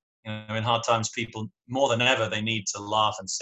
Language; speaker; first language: English; native; English